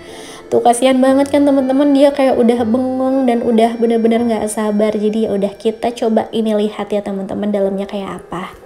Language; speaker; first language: Indonesian; native; Indonesian